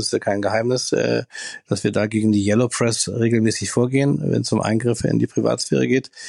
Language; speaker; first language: German; native; German